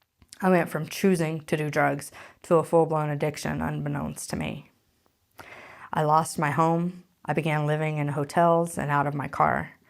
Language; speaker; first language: English; native; English